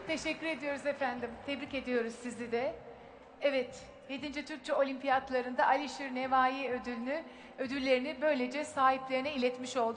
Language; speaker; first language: Turkish; native; Turkish